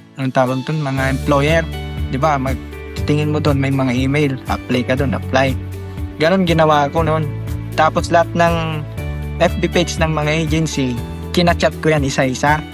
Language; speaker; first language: Filipino; non-native, local second language; Iloko